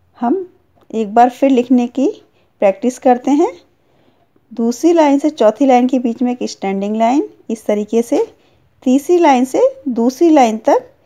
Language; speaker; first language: Hindi; native; Hindi